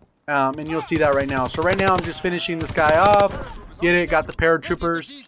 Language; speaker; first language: English; native; English